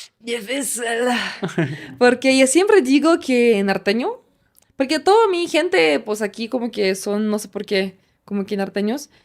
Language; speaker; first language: Spanish; non-native, fluent; Russian